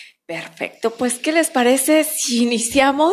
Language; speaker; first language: Spanish; native; Spanish